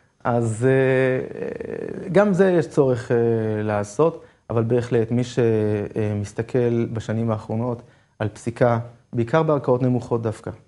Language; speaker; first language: Hebrew; native; Hebrew